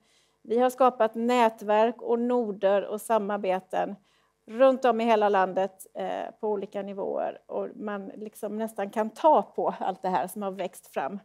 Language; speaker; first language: Swedish; native; Swedish